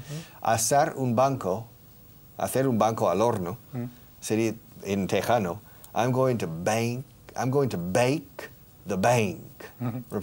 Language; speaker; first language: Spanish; non-native, fluent; English